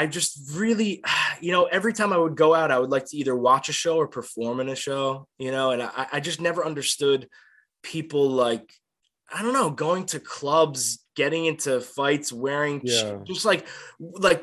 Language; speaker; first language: English; native; English